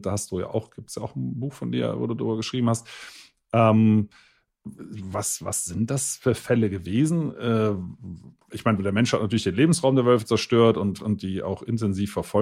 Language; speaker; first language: German; native; German